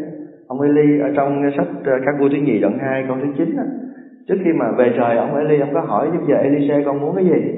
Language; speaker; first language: Vietnamese; native; Vietnamese